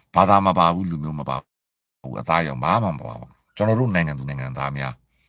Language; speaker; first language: Burmese; native; Burmese